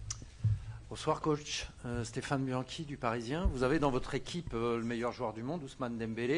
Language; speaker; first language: French; native; French